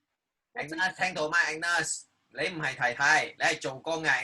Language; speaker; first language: Chinese; native; Chinese